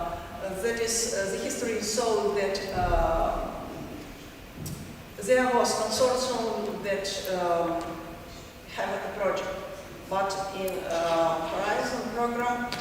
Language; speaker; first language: English; non-native, learner; Ukrainian